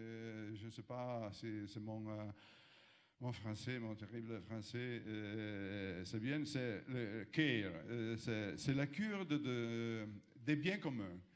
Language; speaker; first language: French; non-native, fluent; Italian